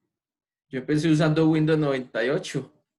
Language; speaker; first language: Spanish; native; Spanish